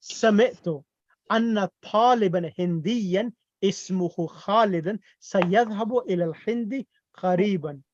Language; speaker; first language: Arabic; non-native, fluent; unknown